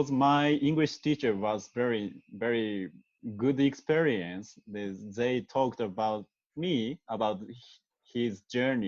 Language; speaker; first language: English; non-native, learner; Japanese